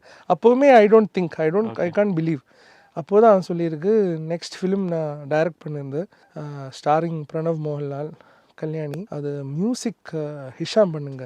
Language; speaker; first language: Tamil; non-native, learner; Malayalam